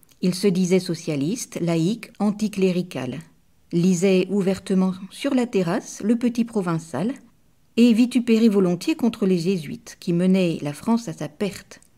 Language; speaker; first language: French; native; French